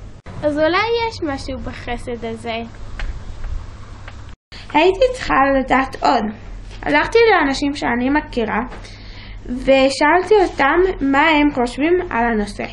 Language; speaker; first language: Hebrew; early bilingual, other home language; English